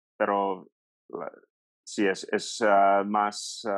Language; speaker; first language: Spanish; non-native, learner; English